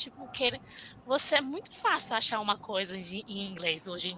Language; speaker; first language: Portuguese; non-native, fluent; Chinese